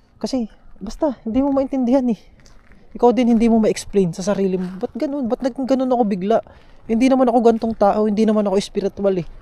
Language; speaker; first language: Filipino; native; Filipino